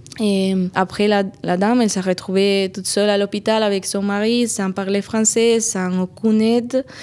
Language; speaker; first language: French; non-native, fluent; Spanish